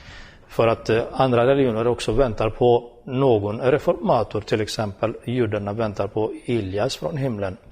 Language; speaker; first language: Swedish; non-native, fluent; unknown